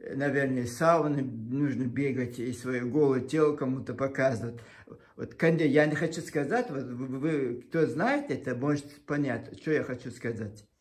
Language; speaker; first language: Russian; non-native, local second language; Chechen